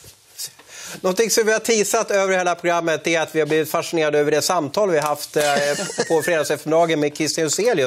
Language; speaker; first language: Swedish; native; Swedish